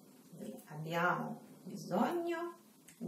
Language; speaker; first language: Italian; non-native, fluent; Russian